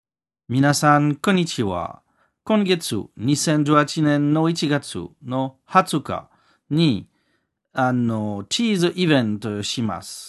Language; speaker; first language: Japanese; non-native, learner; French